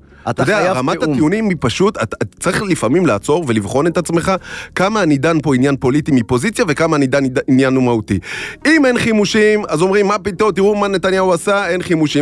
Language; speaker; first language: Hebrew; native; Hebrew